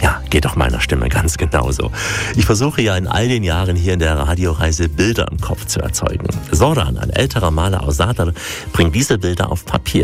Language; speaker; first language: German; native; German